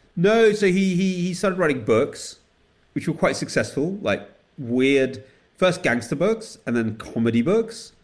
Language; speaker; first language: English; native; English